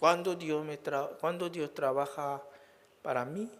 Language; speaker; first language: Spanish; non-native, learner; Korean